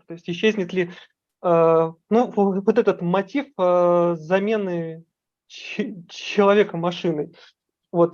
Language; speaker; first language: Russian; native; Russian